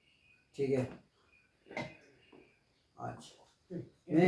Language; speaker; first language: Hindi; non-native, local second language; Tibetan